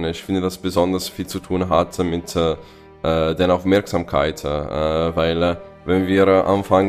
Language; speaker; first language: German; non-native, fluent; Italian